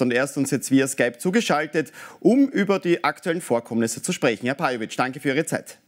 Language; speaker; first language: German; native; German